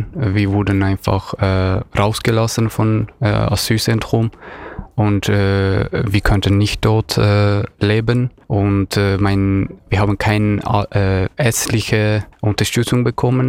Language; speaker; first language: German; non-native, learner; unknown